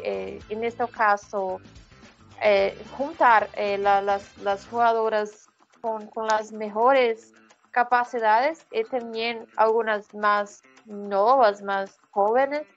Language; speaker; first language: Spanish; non-native, fluent; Portuguese